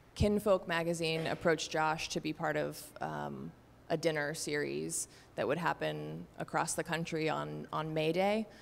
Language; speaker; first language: English; native; English